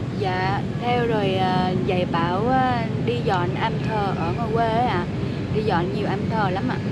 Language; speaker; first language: Vietnamese; native; Vietnamese